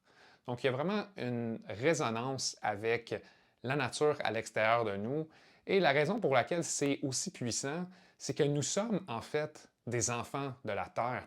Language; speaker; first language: French; native; French